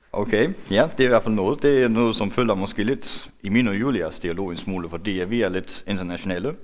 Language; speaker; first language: Danish; non-native, local second language; Faroese